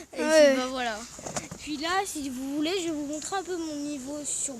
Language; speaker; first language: French; native; French